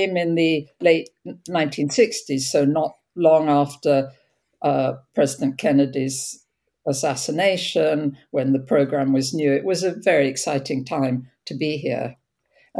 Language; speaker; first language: English; native; English